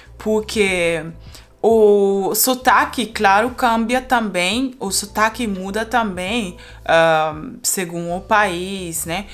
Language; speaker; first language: Portuguese; non-native, fluent; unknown